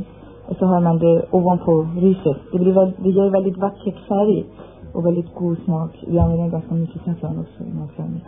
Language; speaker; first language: Swedish; non-native, fluent; Persian